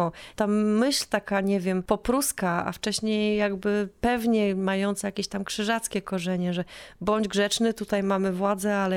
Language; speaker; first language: Polish; native; Polish